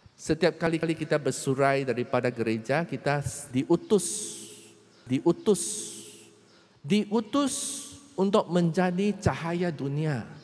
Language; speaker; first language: Malay; non-native, local second language; Chinese